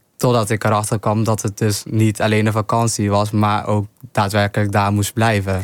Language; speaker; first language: Dutch; early bilingual, other home language; Somali